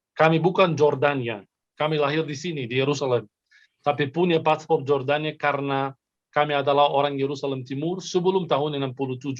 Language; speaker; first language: Indonesian; non-native, fluent; Arabic